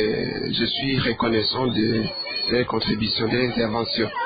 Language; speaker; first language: French; non-native, local second language; Rundi